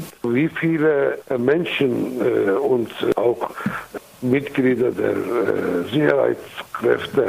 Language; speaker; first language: German; non-native, fluent; Kurdish